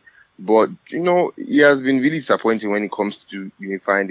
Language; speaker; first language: English; non-native, local second language; Yoruba